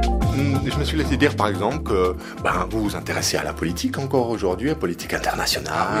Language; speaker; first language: French; native; French